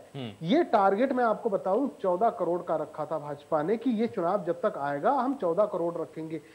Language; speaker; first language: Hindi; native; Hindi